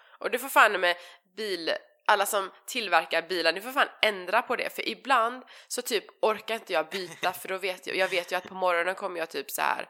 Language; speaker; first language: Swedish; early bilingual, other home language; Persian